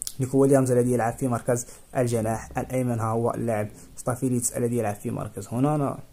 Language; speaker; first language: Arabic; native; Arabic